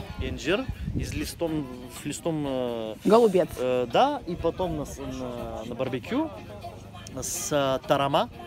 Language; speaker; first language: Russian; non-native, learner; Bulgarian